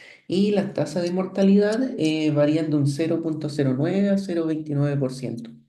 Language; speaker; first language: Spanish; native; Spanish